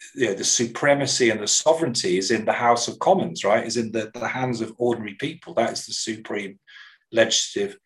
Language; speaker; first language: English; native; English